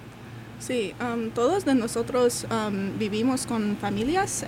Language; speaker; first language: Spanish; non-native, learner; English